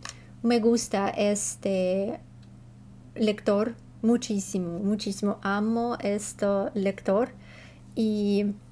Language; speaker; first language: Spanish; non-native, learner; Russian